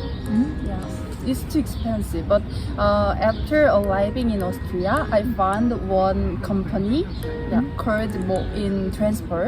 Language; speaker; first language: English; non-native, learner; Korean